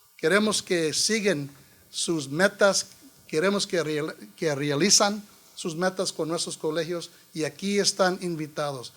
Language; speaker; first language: Spanish; early bilingual, heritage; Spanish